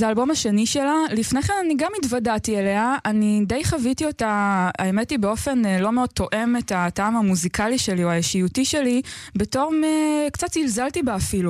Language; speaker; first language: Hebrew; native; Hebrew